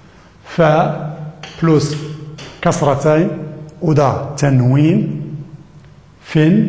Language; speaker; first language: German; non-native, fluent; Arabic